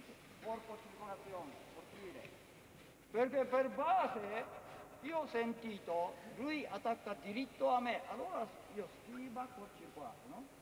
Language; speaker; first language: Italian; non-native, learner; Japanese